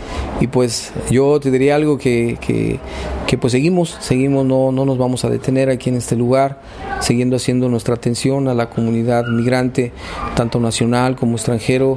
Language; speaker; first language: Spanish; native; Spanish